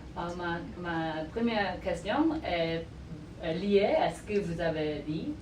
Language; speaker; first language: French; non-native, learner; Korean